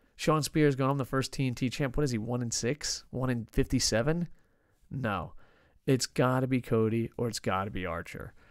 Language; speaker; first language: English; native; English